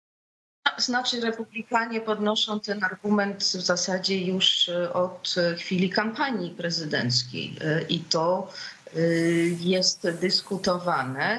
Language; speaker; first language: Polish; native; Polish